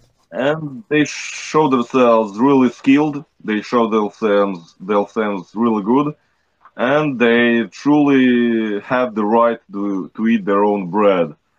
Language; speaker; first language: English; non-native, fluent; Russian